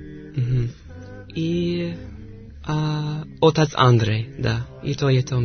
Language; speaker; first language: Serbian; non-native, learner; English